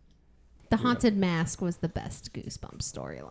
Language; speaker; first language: English; native; English